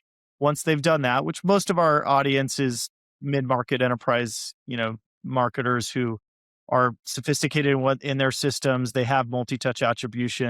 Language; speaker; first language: English; native; English